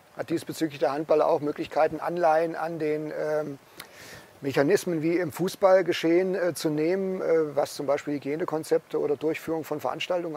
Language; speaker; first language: German; native; German